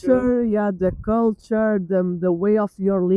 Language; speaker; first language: English; non-native, learner; Portuguese